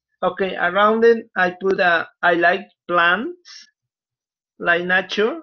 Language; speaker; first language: English; non-native, learner; Spanish